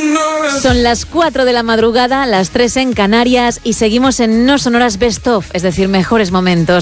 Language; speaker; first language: Spanish; native; Spanish